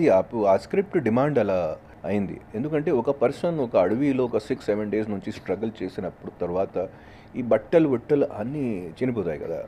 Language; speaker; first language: Telugu; non-native, local second language; Hindi